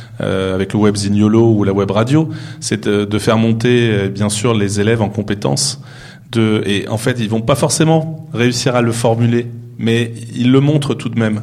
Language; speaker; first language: French; native; French